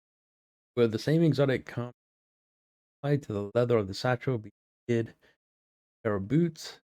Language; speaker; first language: English; native; English